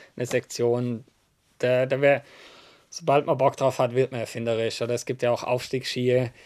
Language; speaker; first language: German; native; German